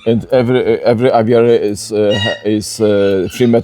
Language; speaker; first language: English; non-native, learner; Polish